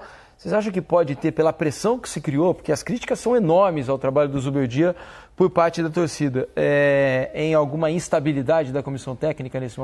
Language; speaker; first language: Portuguese; native; Portuguese